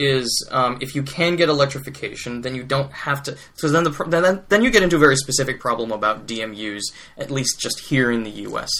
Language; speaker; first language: English; native; English